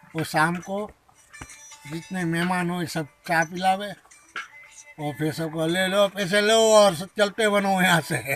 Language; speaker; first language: Hindi; non-native, local second language; Bangla